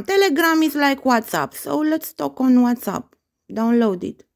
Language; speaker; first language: English; non-native, fluent; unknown